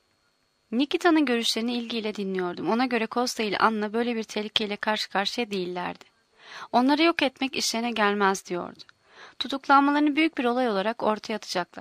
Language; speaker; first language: Turkish; native; Turkish